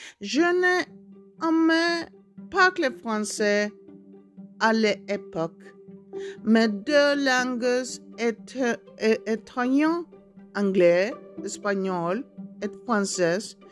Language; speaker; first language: French; non-native, learner; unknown